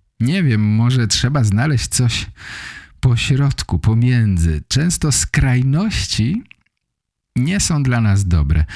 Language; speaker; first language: Polish; native; Polish